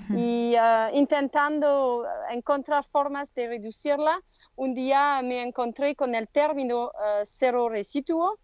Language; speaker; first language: Spanish; non-native, learner; French